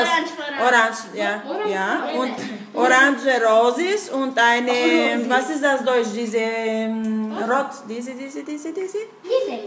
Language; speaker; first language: German; non-native, learner; Bulgarian